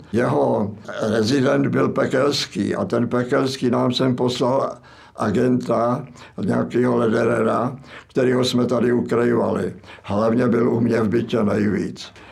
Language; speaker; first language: Czech; native; Czech